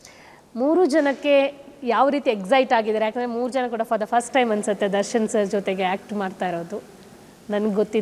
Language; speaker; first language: Kannada; native; Kannada